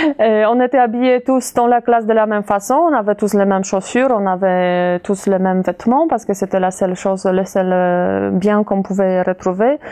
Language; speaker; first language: French; non-native, fluent; Polish